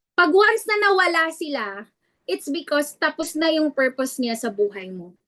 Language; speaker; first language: Filipino; non-native, local second language; Iloko